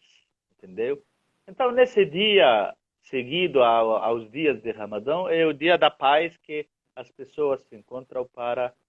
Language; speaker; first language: Portuguese; non-native, fluent; Arabic